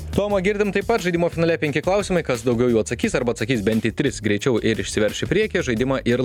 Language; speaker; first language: Lithuanian; native; Lithuanian